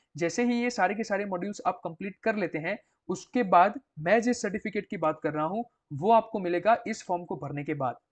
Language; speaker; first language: Hindi; non-native, local second language; Gujarati